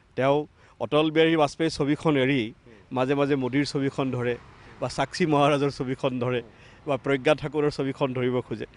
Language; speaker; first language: Assamese; native; Assamese